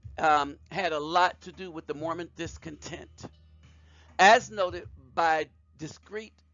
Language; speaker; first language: English; native; English